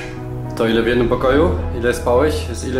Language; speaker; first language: Polish; native; Polish